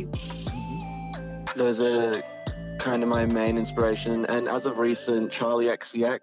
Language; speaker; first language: English; native; English